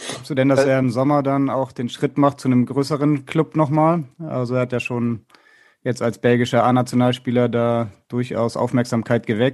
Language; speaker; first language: German; native; German